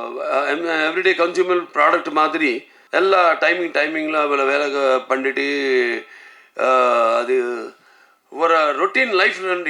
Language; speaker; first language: Tamil; non-native, local second language; Telugu